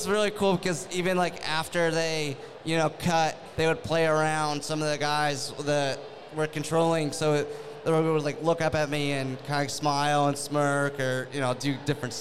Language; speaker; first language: English; native; English